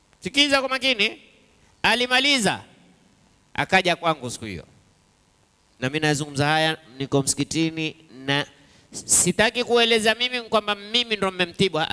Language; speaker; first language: Swahili; native; Swahili